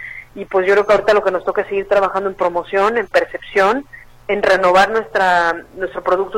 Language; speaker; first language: Spanish; native; Spanish